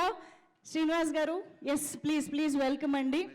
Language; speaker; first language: Telugu; native; Telugu